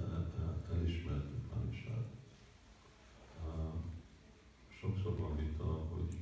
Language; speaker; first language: Hungarian; early bilingual, heritage; Hungarian